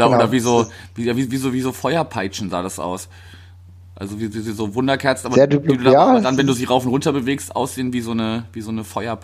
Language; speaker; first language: German; native; German